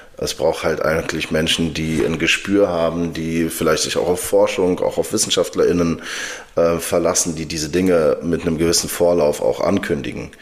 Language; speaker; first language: German; early bilingual, other home language; Arabic